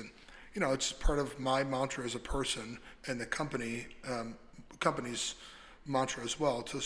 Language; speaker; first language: English; native; English